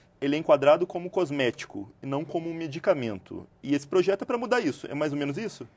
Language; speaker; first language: Portuguese; native; Portuguese